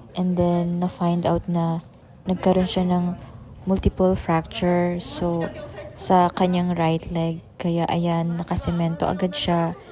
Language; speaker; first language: Filipino; native; Filipino